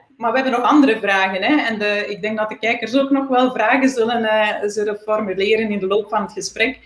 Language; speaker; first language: Dutch; native; Dutch